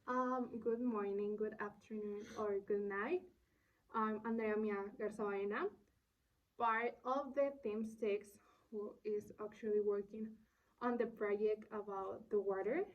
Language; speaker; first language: English; non-native, learner; Spanish